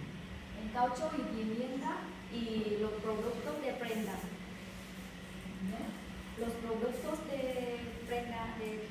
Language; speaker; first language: Spanish; non-native, learner; Vietnamese